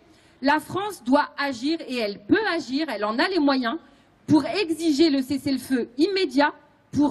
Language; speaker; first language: French; native; French